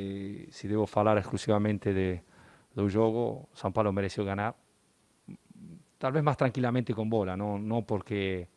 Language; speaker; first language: Portuguese; non-native, fluent; Spanish